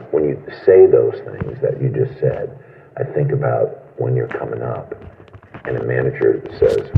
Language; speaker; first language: English; native; English